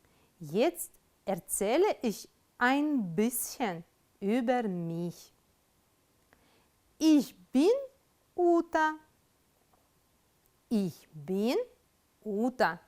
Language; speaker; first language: German; non-native, fluent; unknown